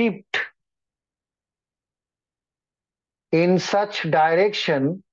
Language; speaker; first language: English; non-native, local second language; Hindi